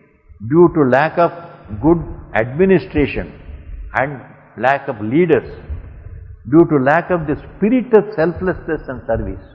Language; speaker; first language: English; non-native, local second language; Tamil